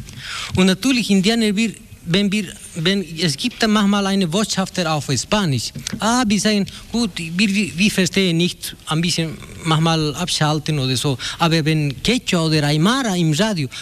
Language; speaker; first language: German; non-native, learner; Spanish